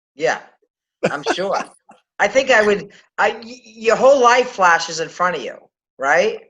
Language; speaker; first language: English; native; English